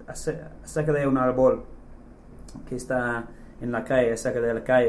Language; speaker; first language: Spanish; non-native, fluent; English